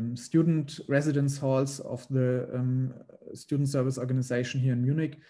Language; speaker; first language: English; non-native, fluent; German